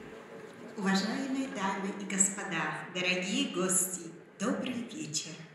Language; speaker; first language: Russian; non-native, fluent; Polish